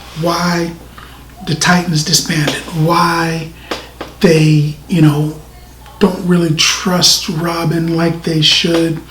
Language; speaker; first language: English; native; English